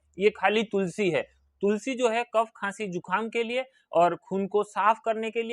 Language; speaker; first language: Hindi; native; Hindi